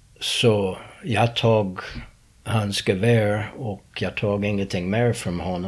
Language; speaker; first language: Swedish; non-native, learner; English